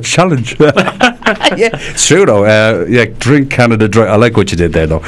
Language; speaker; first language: English; native; English